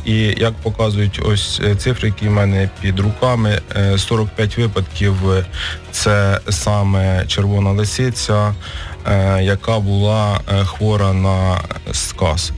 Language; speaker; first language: Ukrainian; native; Ukrainian